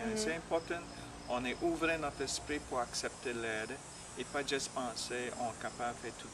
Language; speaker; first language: French; non-native, learner; English